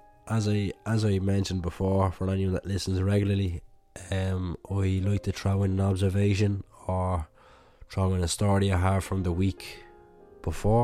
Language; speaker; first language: English; native; English